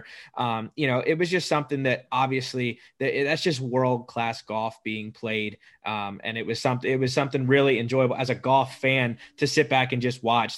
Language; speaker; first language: English; native; English